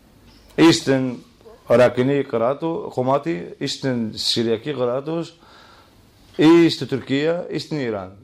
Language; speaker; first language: Greek; non-native, learner; Kurdish